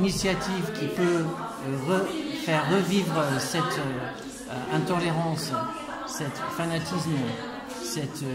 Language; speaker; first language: French; non-native, fluent; English